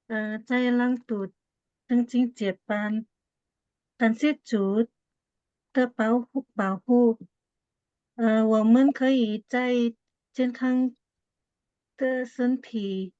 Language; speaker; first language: Chinese; non-native, learner; Indonesian